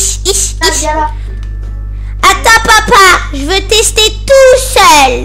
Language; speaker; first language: French; native; French